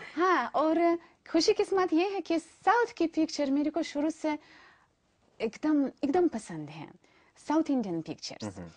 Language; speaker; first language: Hindi; non-native, fluent; Russian